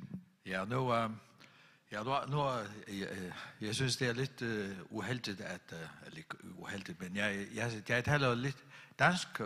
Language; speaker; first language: Danish; non-native, local second language; Faroese